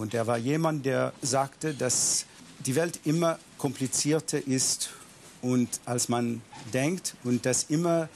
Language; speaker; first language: German; non-native, fluent; English